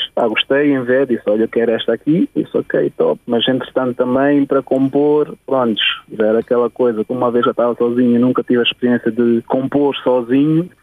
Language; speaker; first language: Portuguese; native; Portuguese